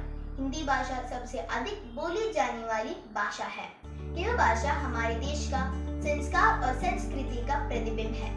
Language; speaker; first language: Hindi; non-native, local second language; Malayalam